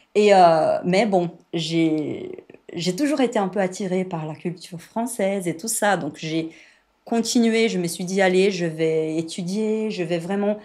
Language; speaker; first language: French; non-native, fluent; Portuguese